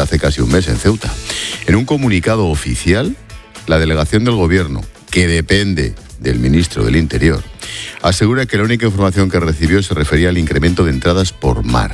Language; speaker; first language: Spanish; native; Spanish